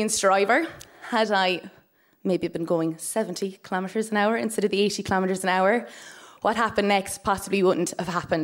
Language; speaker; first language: English; native; English